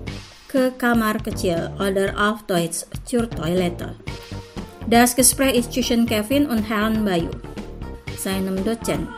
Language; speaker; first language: German; non-native, fluent; Indonesian